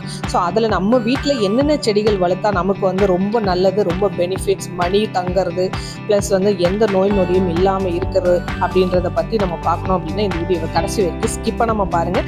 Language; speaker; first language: Tamil; native; Tamil